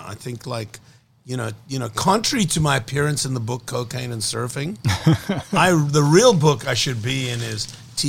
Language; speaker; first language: English; native; English